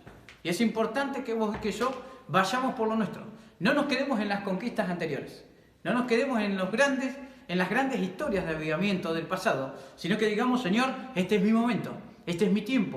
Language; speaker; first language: Spanish; native; Spanish